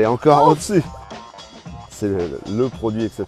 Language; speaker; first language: French; native; French